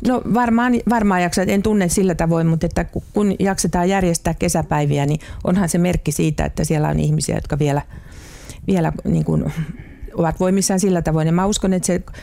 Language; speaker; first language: Finnish; native; Finnish